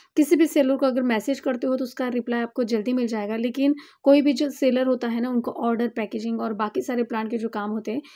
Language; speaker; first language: Hindi; non-native, local second language; Marathi